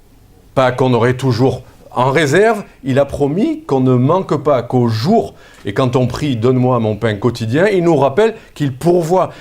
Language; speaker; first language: French; native; French